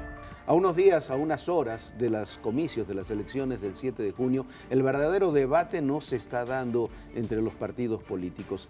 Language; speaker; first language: Spanish; native; Spanish